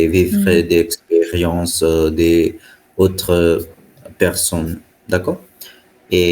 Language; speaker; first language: French; non-native, fluent; Hindi